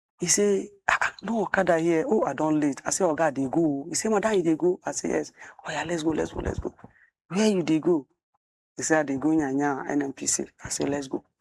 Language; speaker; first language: Nigerian Pidgin; non-native, local second language; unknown